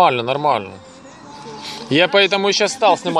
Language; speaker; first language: Russian; native; Russian